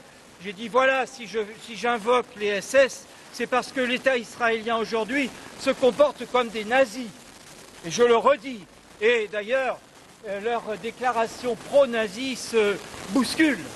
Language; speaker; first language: French; native; French